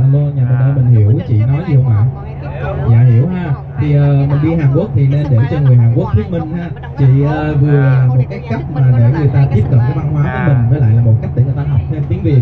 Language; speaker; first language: Vietnamese; native; Vietnamese